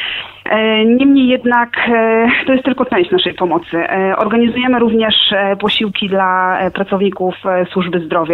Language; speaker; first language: Polish; native; Polish